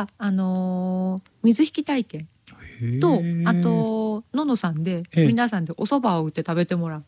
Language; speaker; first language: Japanese; native; Japanese